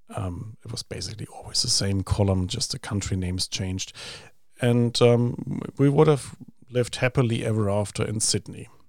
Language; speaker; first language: English; non-native, fluent; German